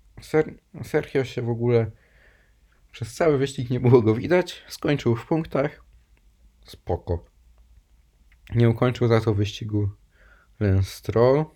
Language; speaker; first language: Polish; native; Polish